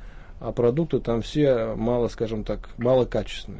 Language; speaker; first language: Russian; native; Russian